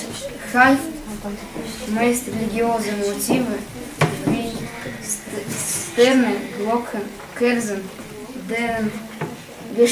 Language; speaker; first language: German; non-native, learner; Russian